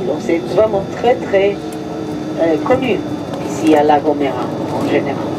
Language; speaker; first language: French; non-native, fluent; Spanish